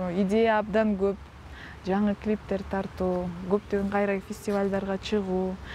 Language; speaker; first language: Kyrgyz; non-native, local second language; Russian